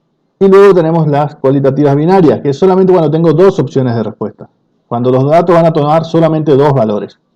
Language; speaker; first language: Spanish; native; Spanish